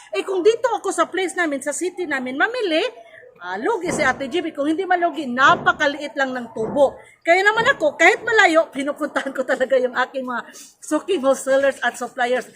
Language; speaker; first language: Filipino; non-native, local second language; Cebuano